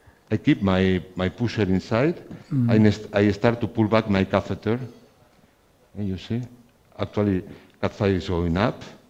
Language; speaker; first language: English; non-native, fluent; Spanish